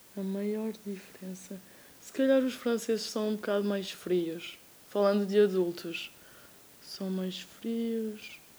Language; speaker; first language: Portuguese; early bilingual, heritage; French